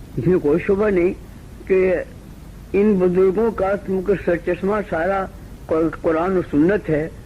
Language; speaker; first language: Urdu; native; Urdu